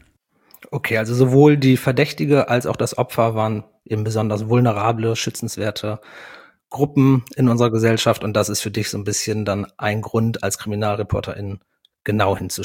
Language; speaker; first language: German; native; German